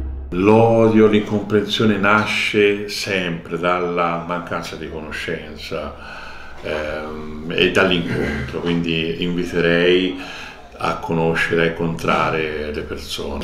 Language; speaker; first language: Italian; native; Italian